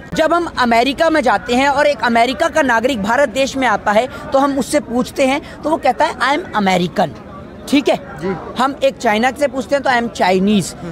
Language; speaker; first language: Hindi; native; Hindi